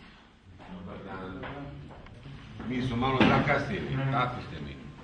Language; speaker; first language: Bosnian; native; Bosnian